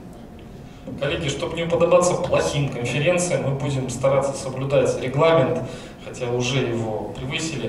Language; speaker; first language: Russian; native; Russian